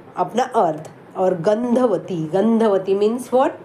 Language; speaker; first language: Hindi; non-native, local second language; Marathi